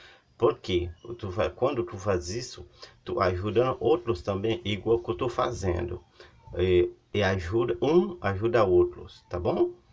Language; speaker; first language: Portuguese; non-native, learner; Haitian Creole